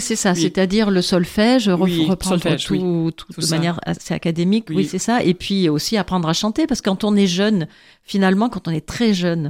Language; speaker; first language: French; native; French